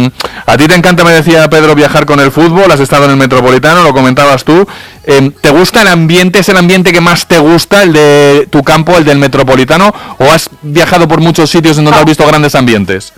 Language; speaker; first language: Spanish; native; Spanish